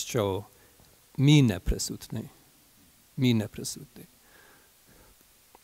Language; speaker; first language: Ukrainian; non-native, fluent; English